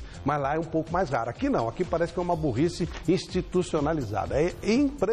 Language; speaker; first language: Portuguese; native; Portuguese